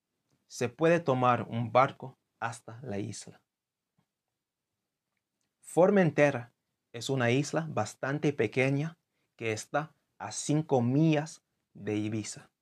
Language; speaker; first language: Spanish; non-native, fluent; English